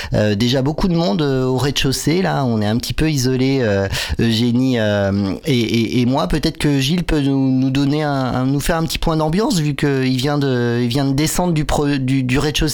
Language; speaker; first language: French; native; French